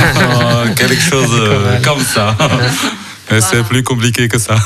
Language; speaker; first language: French; non-native, fluent; Chinese